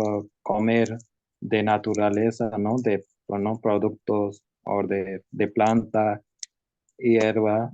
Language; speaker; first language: Spanish; non-native, learner; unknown